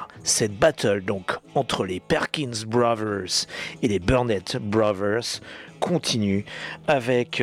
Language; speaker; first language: French; native; French